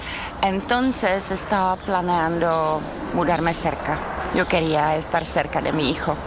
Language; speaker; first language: Spanish; non-native, fluent; Czech